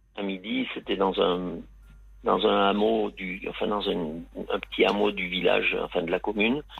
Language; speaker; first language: French; native; French